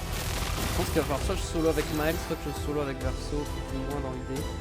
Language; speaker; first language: French; native; French